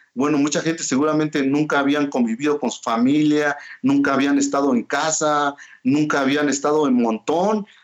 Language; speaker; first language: Spanish; non-native, local second language; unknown